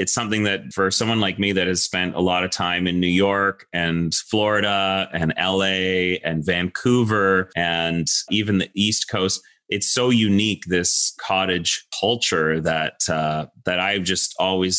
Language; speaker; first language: English; native; English